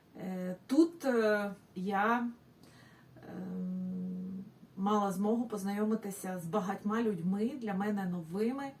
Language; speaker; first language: Ukrainian; non-native, local second language; Russian